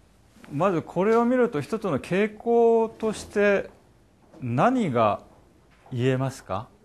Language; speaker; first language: Japanese; non-native, fluent; Korean